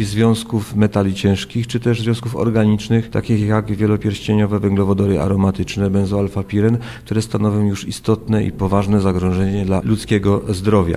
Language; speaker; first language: Polish; native; Polish